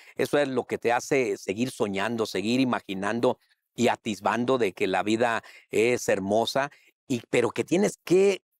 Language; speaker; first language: Spanish; native; Spanish